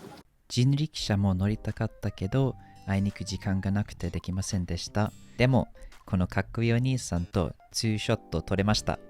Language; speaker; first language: Japanese; non-native, fluent; English